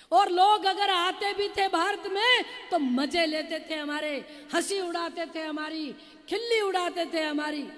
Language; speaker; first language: Hindi; native; Hindi